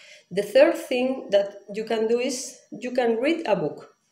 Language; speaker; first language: English; non-native, fluent; Spanish